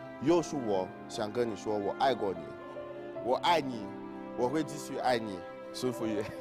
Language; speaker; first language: Chinese; non-native, learner; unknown